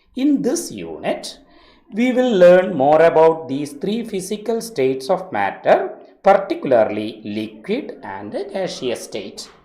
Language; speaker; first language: English; non-native, local second language; Malayalam